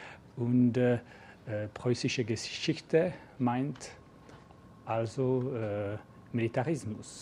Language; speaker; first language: German; non-native, learner; English